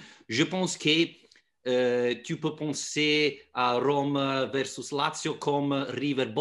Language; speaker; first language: French; non-native, fluent; Italian